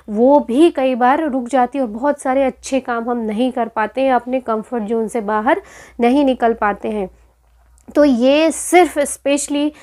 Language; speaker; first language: Hindi; native; Hindi